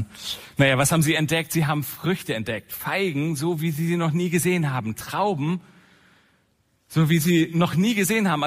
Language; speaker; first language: German; native; German